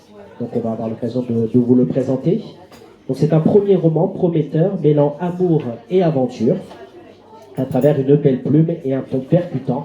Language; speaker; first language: French; native; French